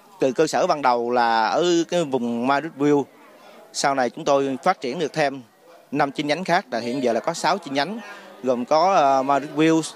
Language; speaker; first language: Vietnamese; native; Vietnamese